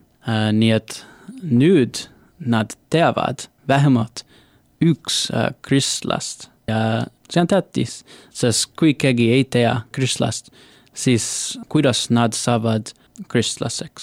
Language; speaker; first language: Estonian; non-native, learner; English